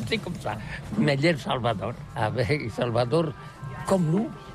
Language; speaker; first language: French; non-native, learner; Catalan